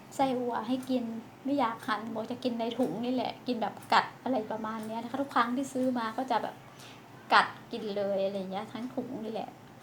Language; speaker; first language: Thai; native; Thai